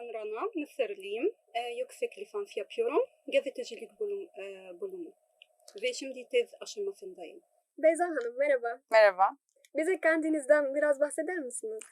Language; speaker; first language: Turkish; non-native, learner; Arabic